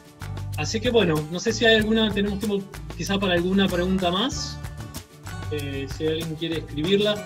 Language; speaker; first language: Spanish; native; Spanish